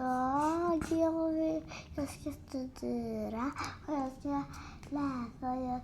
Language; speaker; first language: Swedish; early bilingual, other home language; Malayalam